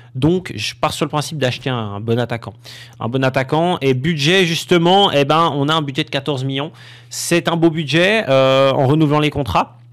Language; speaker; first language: French; native; French